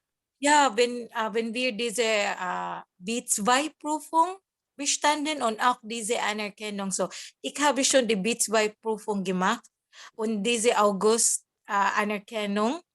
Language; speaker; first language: German; non-native, learner; Cebuano